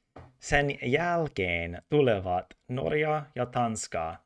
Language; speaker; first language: Finnish; non-native, learner; English